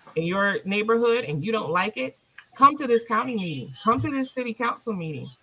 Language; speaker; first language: English; native; English